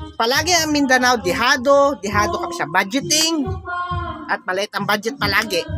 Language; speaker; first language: Filipino; non-native, local second language; Cebuano